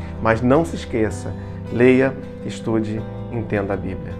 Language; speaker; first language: Portuguese; native; Portuguese